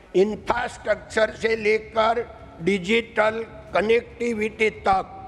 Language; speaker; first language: Hindi; non-native, local second language; Gujarati